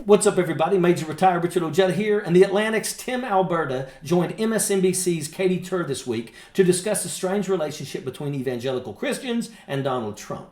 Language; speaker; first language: English; native; English